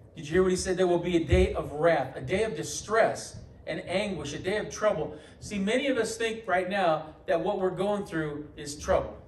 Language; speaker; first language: English; native; English